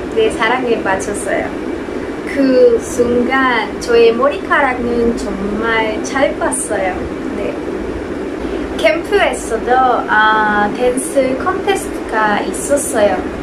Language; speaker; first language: Korean; non-native, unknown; Spanish